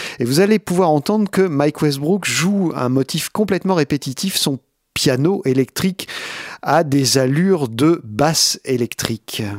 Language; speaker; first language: French; native; French